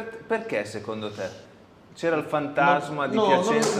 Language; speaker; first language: Italian; native; Italian